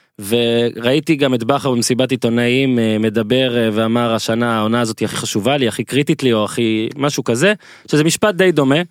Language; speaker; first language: Hebrew; native; Hebrew